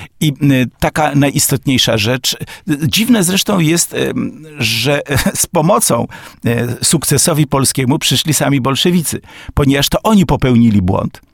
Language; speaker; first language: Polish; native; Polish